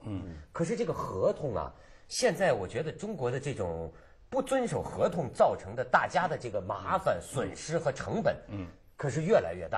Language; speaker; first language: Chinese; native; Chinese